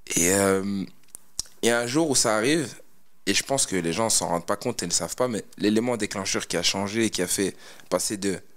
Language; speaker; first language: French; native; French